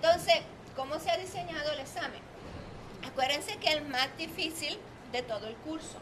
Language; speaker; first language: Spanish; non-native, fluent; Italian